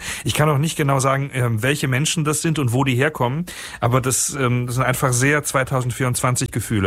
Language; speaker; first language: German; native; German